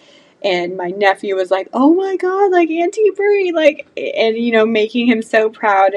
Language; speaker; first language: English; native; English